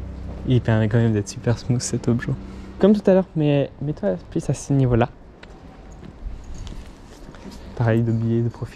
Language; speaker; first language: French; native; French